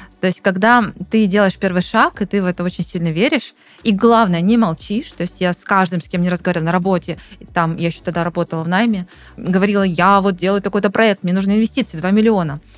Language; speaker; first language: Russian; native; Russian